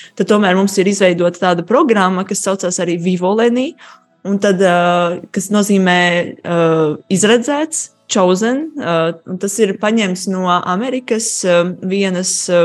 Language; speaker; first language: Latvian; native; Latvian